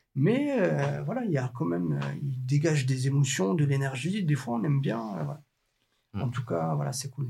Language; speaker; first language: French; native; French